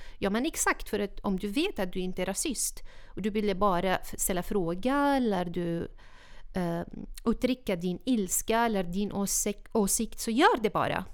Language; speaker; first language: Swedish; non-native, fluent; Arabic